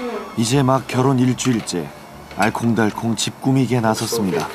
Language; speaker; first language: Korean; native; Korean